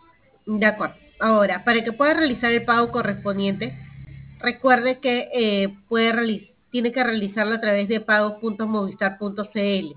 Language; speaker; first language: Spanish; native; Spanish